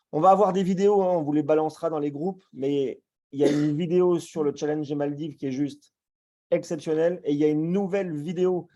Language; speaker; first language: French; native; French